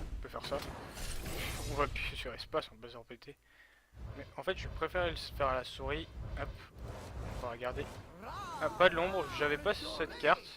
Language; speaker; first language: French; native; French